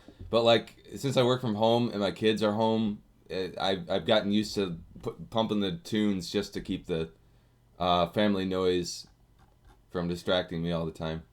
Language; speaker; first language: English; native; English